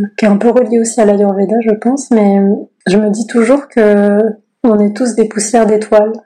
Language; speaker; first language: French; native; French